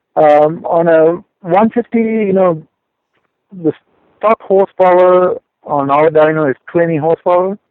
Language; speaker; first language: English; non-native, local second language; Sinhala